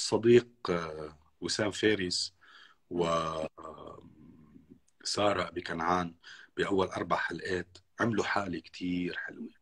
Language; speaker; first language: Arabic; native; Arabic